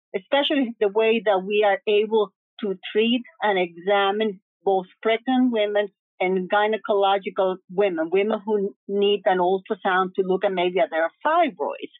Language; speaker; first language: English; early bilingual, other home language; Spanish